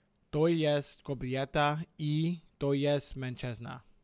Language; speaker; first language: Polish; non-native, learner; English